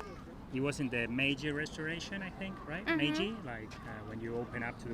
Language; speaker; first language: English; non-native, local second language; Spanish